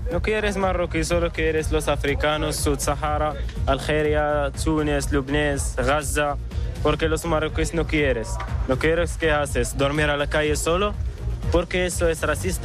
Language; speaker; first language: Spanish; non-native, learner; Arabic